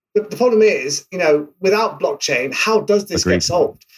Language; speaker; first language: English; native; English